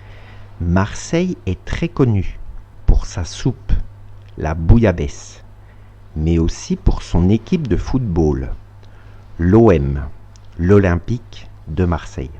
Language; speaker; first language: French; non-native, fluent; Russian